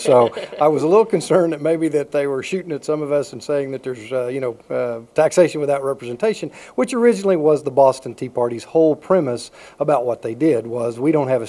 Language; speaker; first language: English; native; English